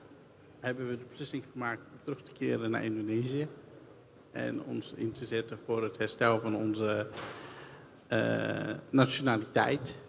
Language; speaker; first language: Dutch; early bilingual, other home language; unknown